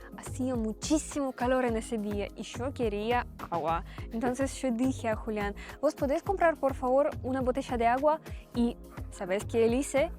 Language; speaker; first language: Spanish; non-native, learner; Russian